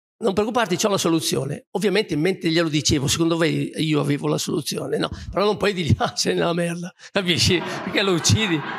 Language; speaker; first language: Italian; native; Italian